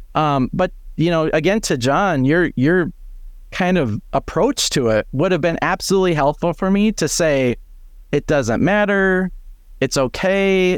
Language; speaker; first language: English; native; English